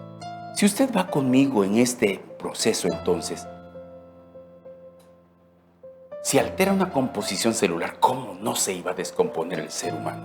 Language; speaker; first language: Spanish; native; Spanish